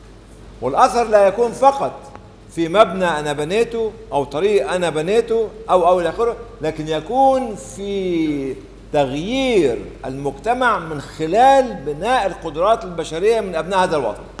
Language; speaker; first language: Arabic; native; Arabic